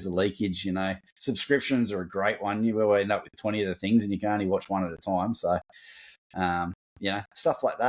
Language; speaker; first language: English; native; English